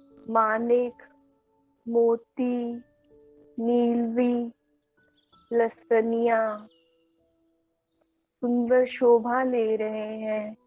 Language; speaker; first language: Hindi; native; Hindi